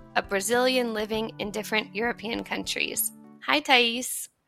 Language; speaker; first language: English; native; English